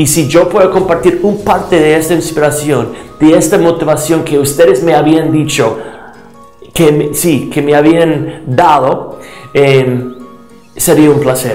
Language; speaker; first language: Spanish; non-native, fluent; English